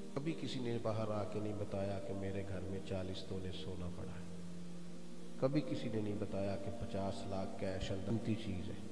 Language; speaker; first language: Urdu; non-native, local second language; Punjabi